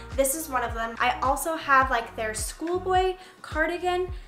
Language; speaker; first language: English; native; English